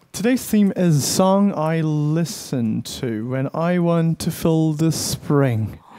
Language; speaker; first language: English; non-native, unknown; Korean